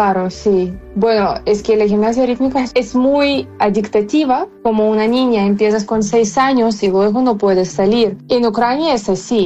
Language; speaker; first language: Spanish; non-native, fluent; Ukrainian